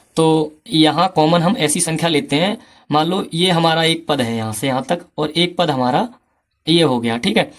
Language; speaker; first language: Hindi; native; Hindi